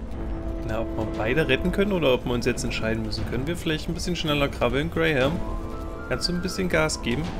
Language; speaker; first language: German; native; German